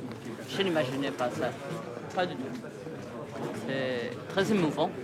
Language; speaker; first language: French; non-native, learner; Spanish